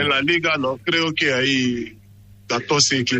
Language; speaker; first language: Spanish; non-native, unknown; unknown